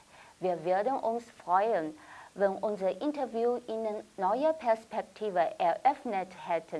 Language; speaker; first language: German; non-native, fluent; Chinese